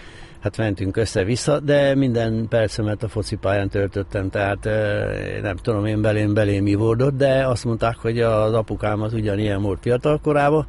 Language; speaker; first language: Hungarian; native; Hungarian